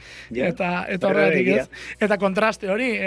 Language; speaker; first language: Basque; native; Basque